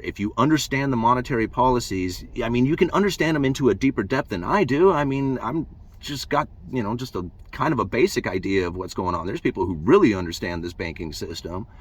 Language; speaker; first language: English; native; English